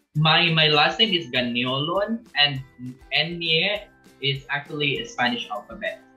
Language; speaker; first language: English; non-native, local second language; Filipino